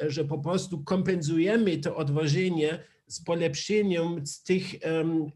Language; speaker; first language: Polish; non-native, learner; German